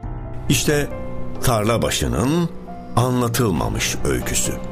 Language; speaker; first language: Turkish; native; Turkish